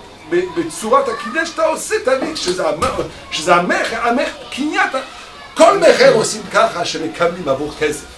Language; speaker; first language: Hebrew; non-native, fluent; French